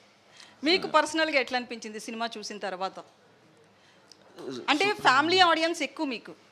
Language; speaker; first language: Telugu; native; Telugu